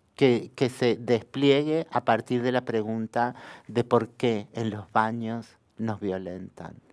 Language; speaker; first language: Spanish; native; Spanish